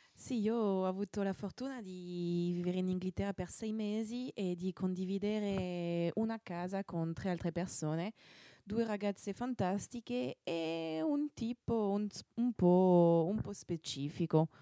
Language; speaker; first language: Italian; non-native, fluent; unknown